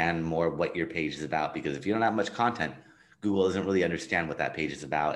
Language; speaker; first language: English; native; English